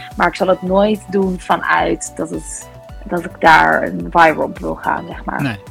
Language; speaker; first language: Dutch; early bilingual, other home language; English